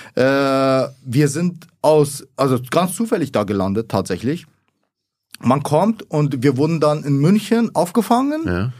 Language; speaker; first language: German; early bilingual, other home language; Arabic